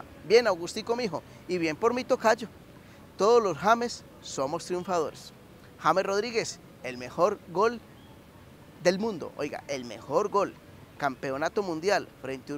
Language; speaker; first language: Spanish; native; Spanish